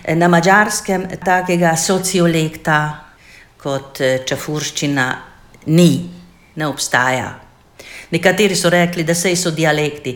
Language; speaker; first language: Slovenian; non-native, fluent; Hungarian